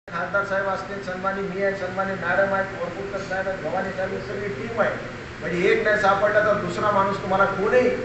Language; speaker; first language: Marathi; native; Marathi